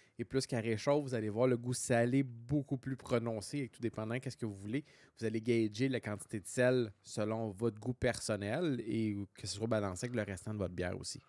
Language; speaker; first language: French; native; French